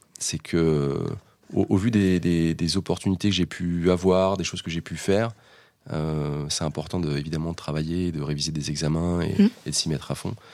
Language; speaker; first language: French; native; French